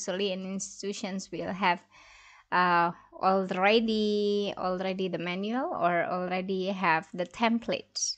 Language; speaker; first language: English; non-native, local second language; Indonesian